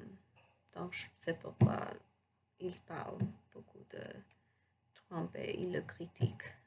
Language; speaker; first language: French; non-native, learner; English